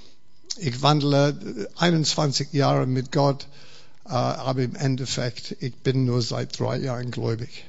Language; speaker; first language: German; non-native, fluent; English